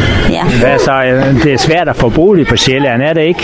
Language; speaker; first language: Danish; native; Danish